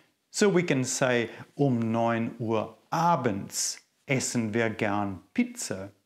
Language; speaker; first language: German; native; German